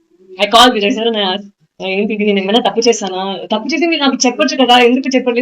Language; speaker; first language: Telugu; non-native, fluent; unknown